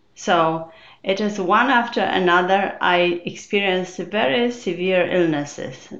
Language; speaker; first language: English; non-native, fluent; Polish